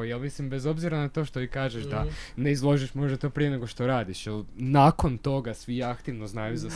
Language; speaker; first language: Croatian; native; Croatian